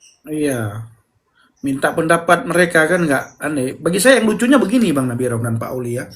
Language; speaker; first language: Indonesian; native; Indonesian